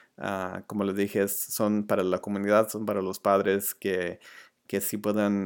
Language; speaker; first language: Spanish; early bilingual, other home language; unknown